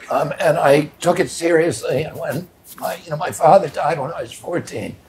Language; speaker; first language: English; native; English